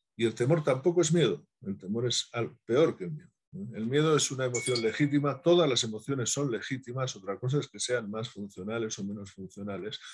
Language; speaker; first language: Spanish; native; Spanish